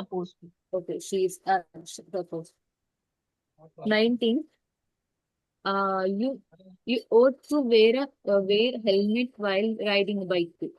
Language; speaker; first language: English; non-native, learner; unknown